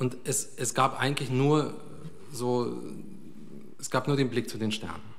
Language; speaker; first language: German; early bilingual, other home language; Russian